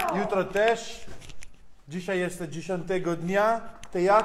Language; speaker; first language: Polish; non-native, learner; Italian